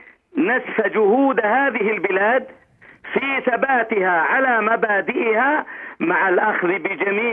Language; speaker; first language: Arabic; native; Arabic